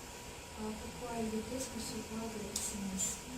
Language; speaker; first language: French; non-native, learner; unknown